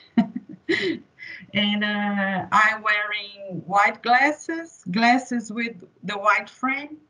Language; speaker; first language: English; non-native, fluent; Portuguese